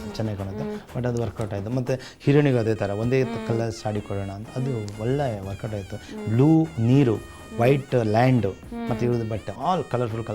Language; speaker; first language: Kannada; native; Kannada